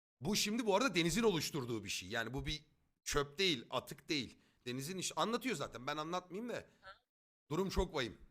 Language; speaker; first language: Turkish; native; Turkish